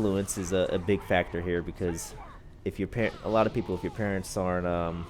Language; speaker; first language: English; native; English